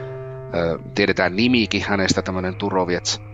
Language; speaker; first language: Finnish; native; Finnish